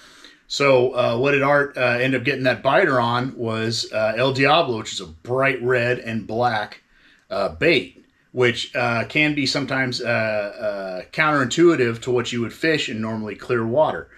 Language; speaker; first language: English; native; English